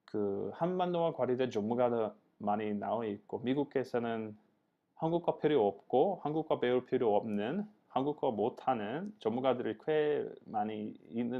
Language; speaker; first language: Korean; non-native, learner; English